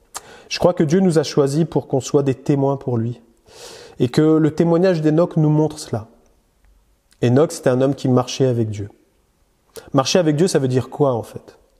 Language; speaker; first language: French; native; French